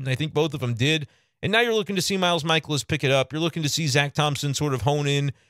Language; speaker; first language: English; native; English